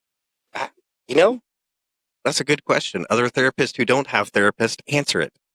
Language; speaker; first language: English; native; English